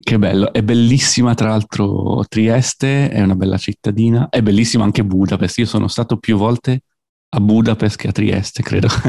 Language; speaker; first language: Italian; native; Italian